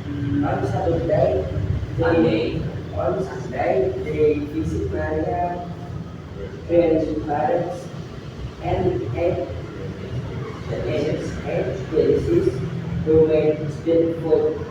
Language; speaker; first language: English; non-native, learner; Indonesian